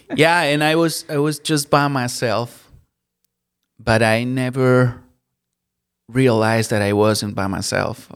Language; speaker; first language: English; non-native, learner; Spanish